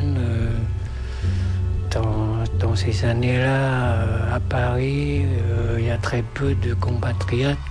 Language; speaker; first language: French; non-native, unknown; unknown